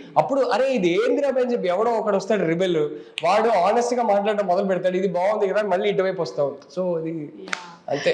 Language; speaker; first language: Telugu; non-native, local second language; Tamil